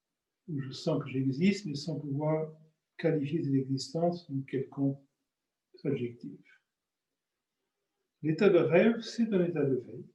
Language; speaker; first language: French; native; French